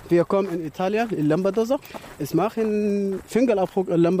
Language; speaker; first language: German; non-native, learner; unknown